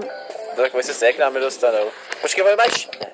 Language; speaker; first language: Czech; native; Czech